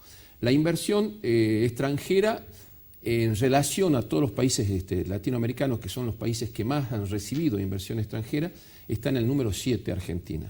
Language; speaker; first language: Spanish; native; Spanish